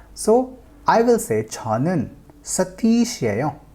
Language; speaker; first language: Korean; non-native, fluent; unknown